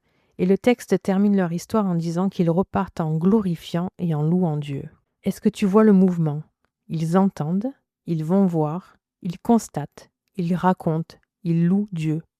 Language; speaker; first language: French; native; French